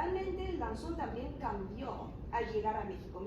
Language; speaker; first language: Spanish; non-native, fluent; Chinese